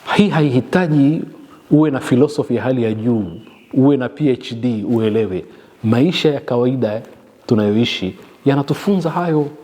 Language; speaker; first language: Swahili; native; Swahili